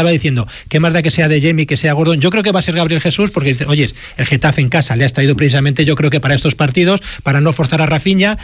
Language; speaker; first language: Spanish; native; Spanish